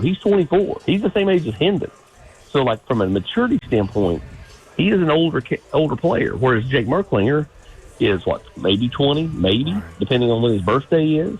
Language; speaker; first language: English; native; English